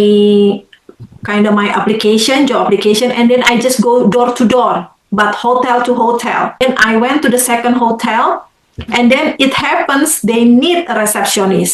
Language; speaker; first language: English; non-native, fluent; Indonesian